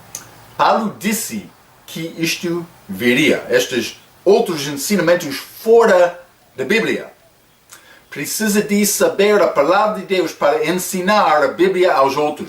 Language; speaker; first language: Portuguese; non-native, fluent; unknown